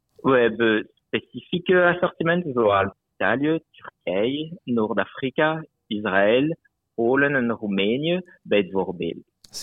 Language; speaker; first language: Dutch; non-native, local second language; French